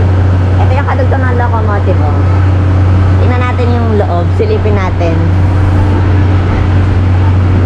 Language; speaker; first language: Filipino; native; Filipino